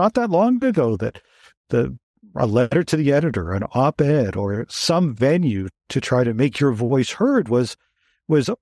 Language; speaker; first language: English; native; English